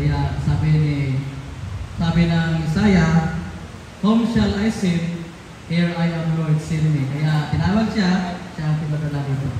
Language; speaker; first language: Filipino; non-native, local second language; Cebuano